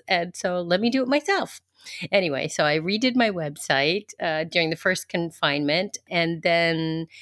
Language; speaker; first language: English; native; English